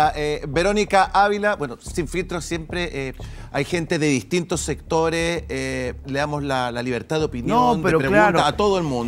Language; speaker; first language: Spanish; native; Spanish